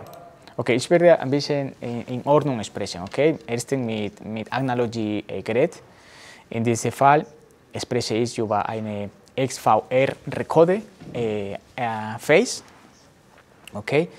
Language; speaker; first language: German; non-native, learner; Spanish